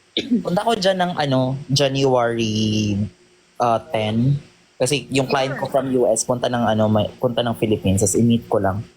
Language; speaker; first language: Filipino; non-native, local second language; Cebuano